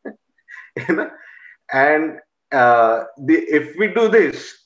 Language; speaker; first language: English; non-native, local second language; Marathi